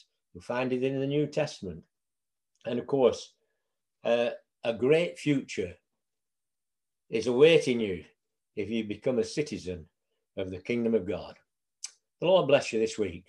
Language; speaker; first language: English; native; English